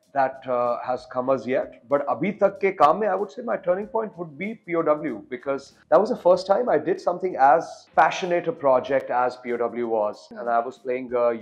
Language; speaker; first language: English; non-native, local second language; Hindi